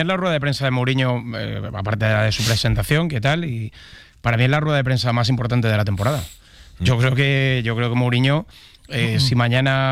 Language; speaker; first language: Spanish; native; Spanish